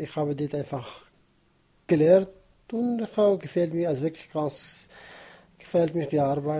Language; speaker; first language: German; non-native, learner; Kurdish